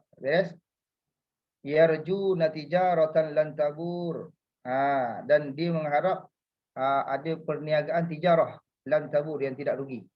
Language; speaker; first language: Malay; native; Malay